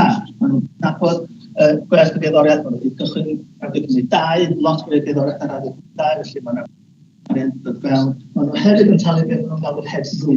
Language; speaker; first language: Welsh; native; Welsh